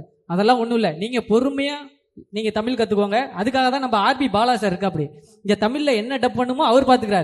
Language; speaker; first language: Tamil; native; Tamil